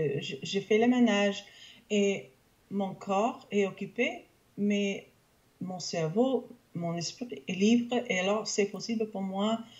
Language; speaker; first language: French; non-native, local second language; English